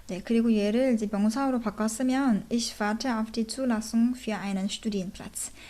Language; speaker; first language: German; non-native, fluent; Korean